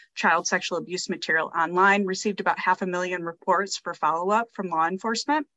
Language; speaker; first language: English; native; English